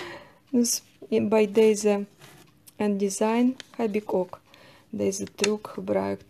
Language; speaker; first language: Dutch; non-native, learner; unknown